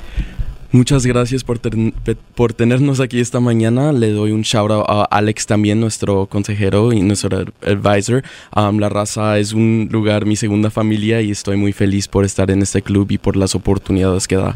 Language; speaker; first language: Spanish; early bilingual, other home language; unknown